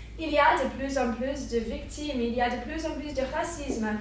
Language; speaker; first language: French; non-native, fluent; English